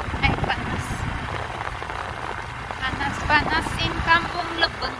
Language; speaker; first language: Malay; non-native, learner; Filipino